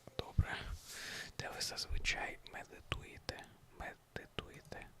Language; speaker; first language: Ukrainian; non-native, learner; Russian